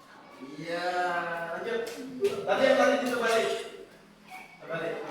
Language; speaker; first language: Indonesian; native; Indonesian